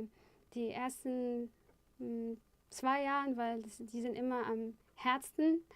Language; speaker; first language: German; non-native, fluent; Arabic